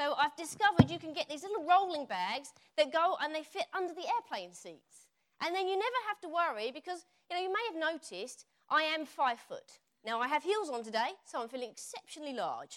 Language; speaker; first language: English; native; English